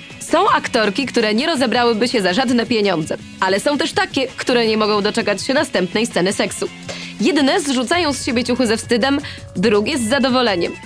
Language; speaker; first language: Polish; native; Polish